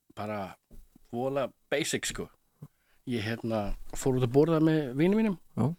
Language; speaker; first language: Icelandic; early bilingual, heritage; Icelandic